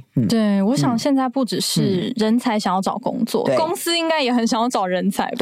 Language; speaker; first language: Chinese; native; Chinese